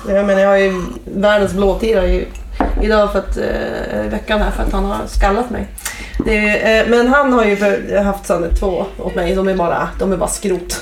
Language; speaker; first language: Swedish; native; Swedish